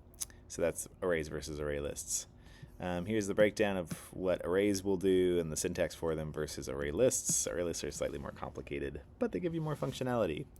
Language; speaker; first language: English; native; English